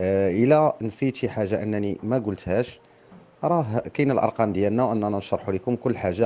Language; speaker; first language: Arabic; native; Arabic